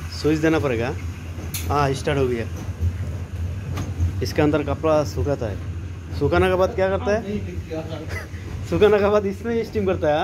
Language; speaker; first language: Hindi; non-native, fluent; Bangla